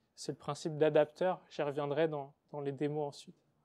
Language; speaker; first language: French; native; French